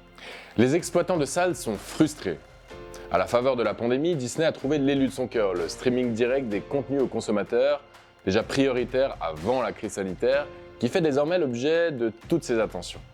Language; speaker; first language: French; native; French